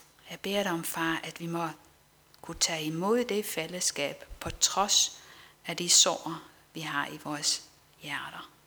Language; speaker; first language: Danish; non-native, fluent; Dutch